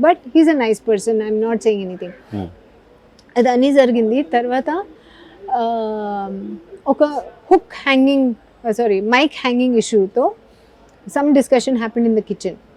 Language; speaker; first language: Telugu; non-native, learner; Hindi